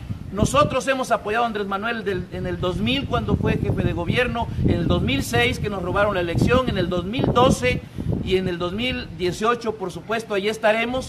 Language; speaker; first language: Spanish; native; Spanish